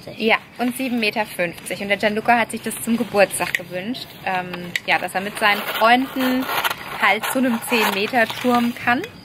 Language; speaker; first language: German; non-native, fluent; Italian